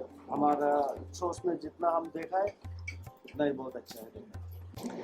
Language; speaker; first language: Hindi; non-native, local second language; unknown